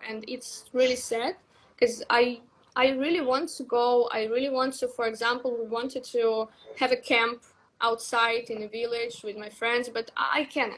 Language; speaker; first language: English; non-native, learner; Russian